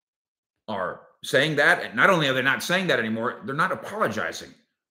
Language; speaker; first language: English; native; English